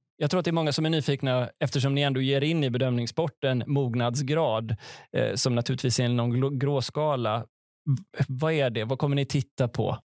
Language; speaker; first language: Swedish; native; Swedish